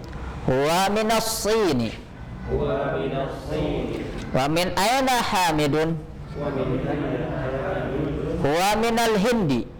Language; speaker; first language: Arabic; non-native, fluent; Indonesian